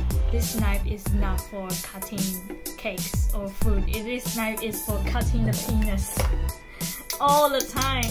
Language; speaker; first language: English; non-native, fluent; Chinese